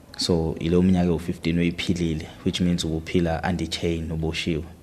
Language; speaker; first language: Zulu; native; Zulu